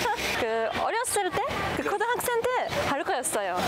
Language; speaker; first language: Korean; non-native, learner; Japanese